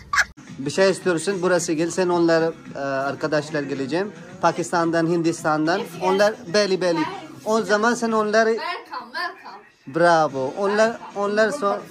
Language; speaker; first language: Turkish; non-native, learner; Hindi